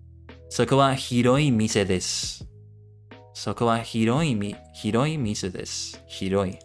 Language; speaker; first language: Japanese; non-native, learner; English